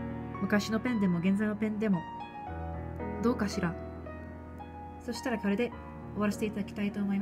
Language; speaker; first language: Japanese; non-native, fluent; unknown